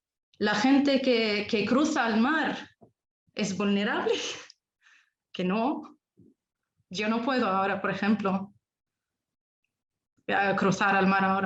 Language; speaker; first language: Spanish; non-native, fluent; Arabic